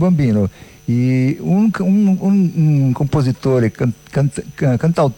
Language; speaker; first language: Italian; non-native, learner; Portuguese